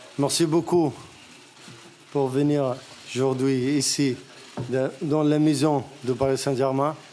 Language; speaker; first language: French; non-native, learner; Arabic